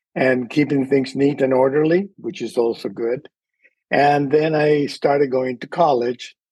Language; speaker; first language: English; early bilingual, other home language; Spanish